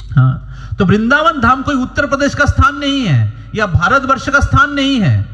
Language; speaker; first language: Hindi; non-native, local second language; Bangla